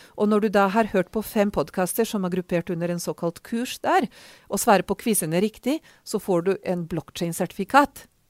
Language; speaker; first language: Norwegian; non-native, fluent; Hungarian